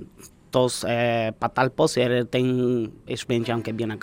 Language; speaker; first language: Lithuanian; non-native, learner; Spanish